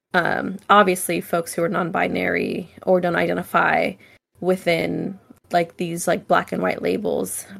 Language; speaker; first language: English; native; English